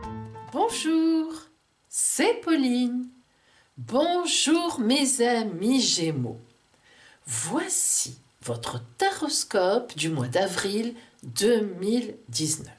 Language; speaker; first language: French; native; French